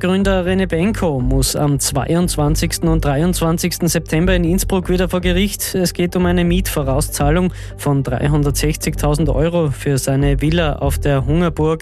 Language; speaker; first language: German; native; German